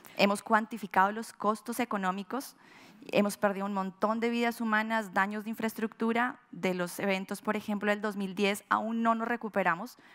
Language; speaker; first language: Spanish; native; Spanish